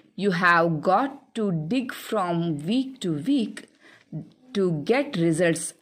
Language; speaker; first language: English; non-native, local second language; Kannada